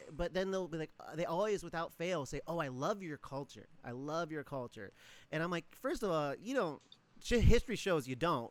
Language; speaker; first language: English; native; English